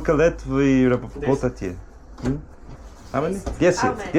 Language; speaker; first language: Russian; non-native, learner; English